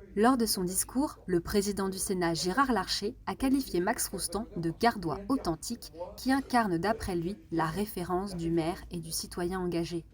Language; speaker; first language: French; native; French